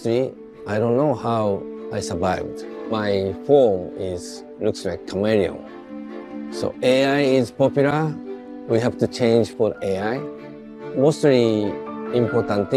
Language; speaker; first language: English; non-native, learner; Japanese